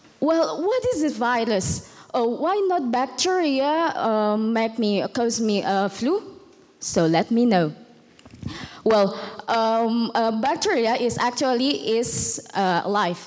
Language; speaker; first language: English; non-native, learner; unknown